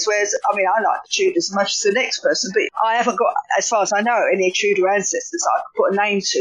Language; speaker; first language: English; native; English